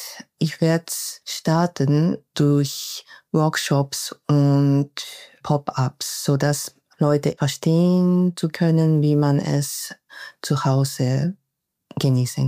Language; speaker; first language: German; non-native, learner; Japanese